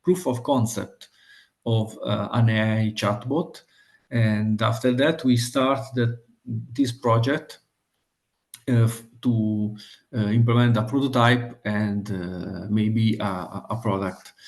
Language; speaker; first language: English; non-native, fluent; Italian